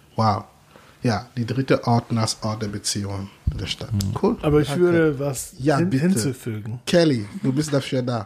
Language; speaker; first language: German; non-native, fluent; English